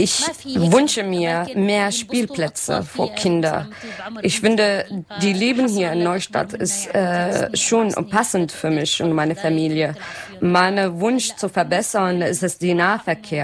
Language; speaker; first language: German; non-native, learner; Arabic